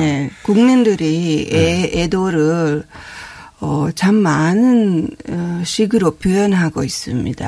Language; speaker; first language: Korean; non-native, fluent; Hungarian